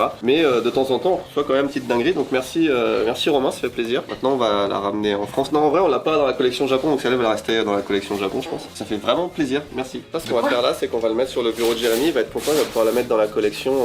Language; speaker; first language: French; native; French